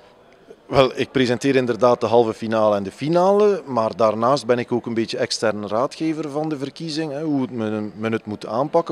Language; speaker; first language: Dutch; native; Dutch